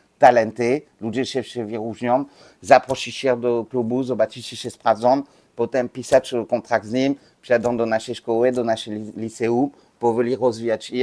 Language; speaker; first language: Polish; non-native, learner; French